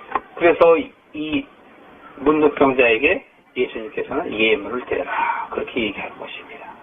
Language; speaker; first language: Korean; native; Korean